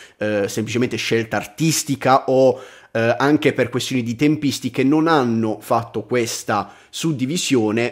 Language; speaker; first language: Italian; native; Italian